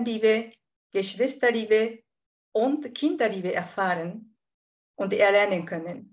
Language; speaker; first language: German; non-native, fluent; Japanese